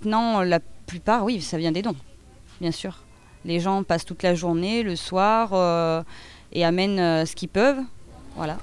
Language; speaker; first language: French; native; French